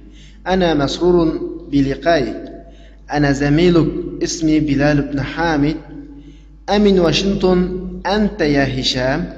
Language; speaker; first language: Arabic; non-native, fluent; Uyghur